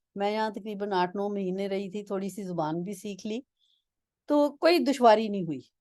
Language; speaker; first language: Urdu; non-native, local second language; Punjabi